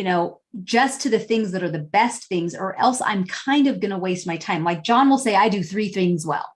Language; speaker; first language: English; native; English